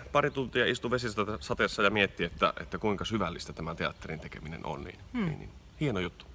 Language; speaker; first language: Finnish; native; Finnish